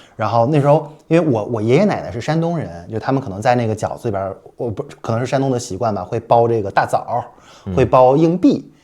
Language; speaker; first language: Chinese; native; Chinese